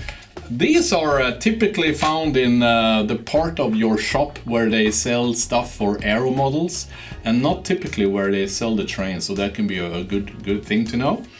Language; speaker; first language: English; non-native, fluent; Swedish